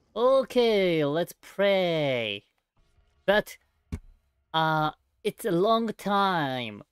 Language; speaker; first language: English; non-native, learner; Japanese